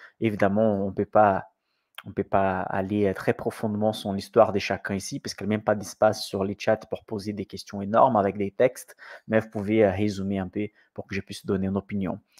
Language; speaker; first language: French; non-native, fluent; Portuguese